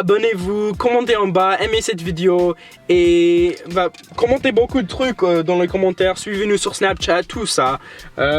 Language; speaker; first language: French; non-native, fluent; English